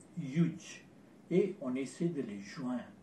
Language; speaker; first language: French; non-native, fluent; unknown